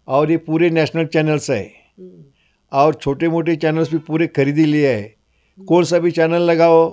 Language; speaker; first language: Hindi; non-native, local second language; Marathi